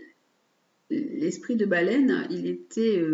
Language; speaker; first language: French; native; French